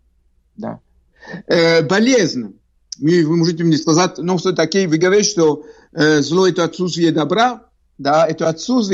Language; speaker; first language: Russian; non-native, fluent; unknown